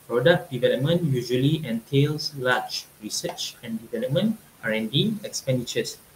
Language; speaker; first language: English; non-native, local second language; Malay